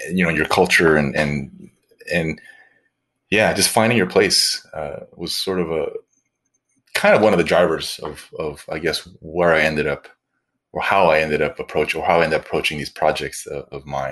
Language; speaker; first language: English; native; English